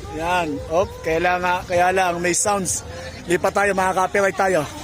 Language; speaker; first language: Filipino; native; Filipino